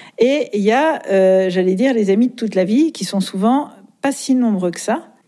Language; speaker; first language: French; native; French